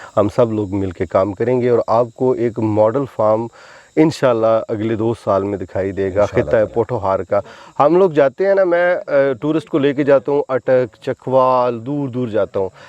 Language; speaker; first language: Urdu; non-native, local second language; Pahari-Potwari